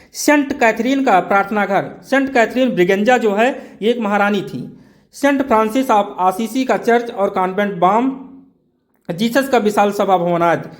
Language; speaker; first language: Hindi; native; Hindi